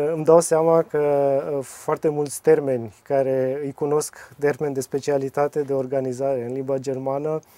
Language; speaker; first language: Romanian; native; Romanian